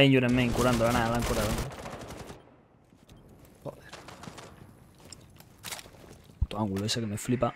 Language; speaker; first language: Spanish; native; Spanish